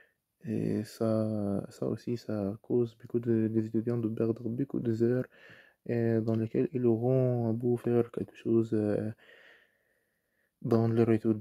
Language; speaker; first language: French; non-native, fluent; Arabic